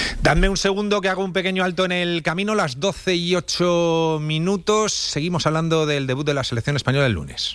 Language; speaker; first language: Spanish; native; Spanish